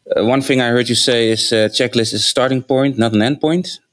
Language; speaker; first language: English; non-native, fluent; Dutch